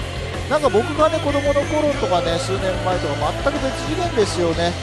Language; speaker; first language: Japanese; native; Japanese